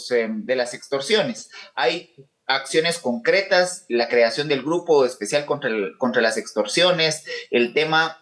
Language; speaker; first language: Spanish; native; Spanish